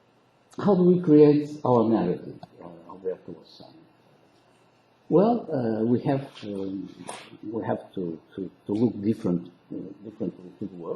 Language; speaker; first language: English; non-native, local second language; Portuguese